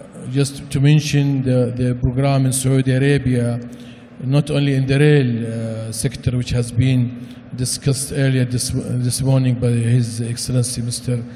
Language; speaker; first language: English; non-native, fluent; Arabic